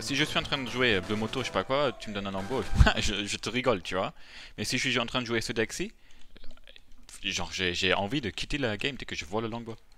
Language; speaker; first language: French; native; French